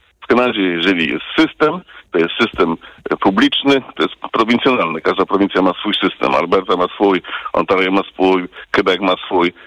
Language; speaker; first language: Polish; early bilingual, heritage; Polish